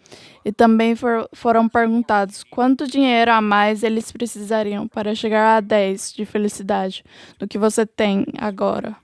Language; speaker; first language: Portuguese; non-native, learner; English